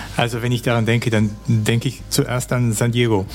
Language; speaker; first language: German; native; German